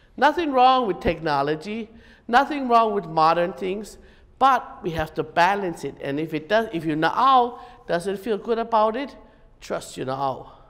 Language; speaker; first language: English; native; English